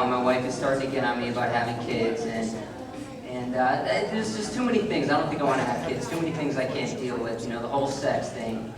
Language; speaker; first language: English; native; English